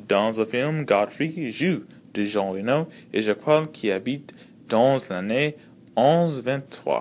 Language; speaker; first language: French; non-native, learner; English